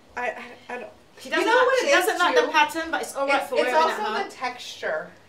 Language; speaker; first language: English; native; English